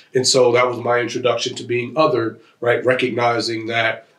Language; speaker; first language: English; native; English